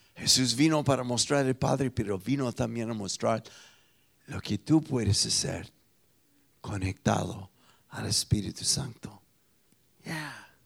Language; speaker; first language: Spanish; non-native, fluent; English